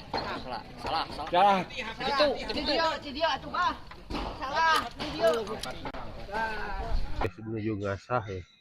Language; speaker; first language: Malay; non-native, local second language; Sundanese